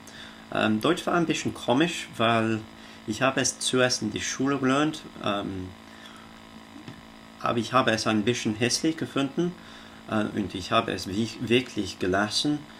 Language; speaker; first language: German; non-native, learner; English